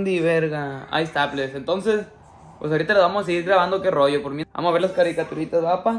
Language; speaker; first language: Spanish; early bilingual, heritage; Spanish